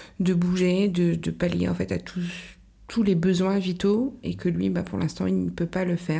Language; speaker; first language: French; native; French